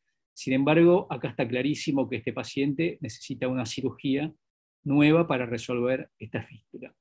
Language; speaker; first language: Spanish; native; Spanish